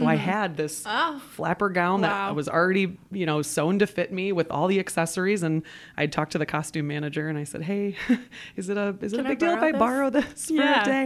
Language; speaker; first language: English; native; English